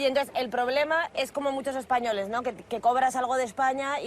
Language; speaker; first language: Spanish; native; Spanish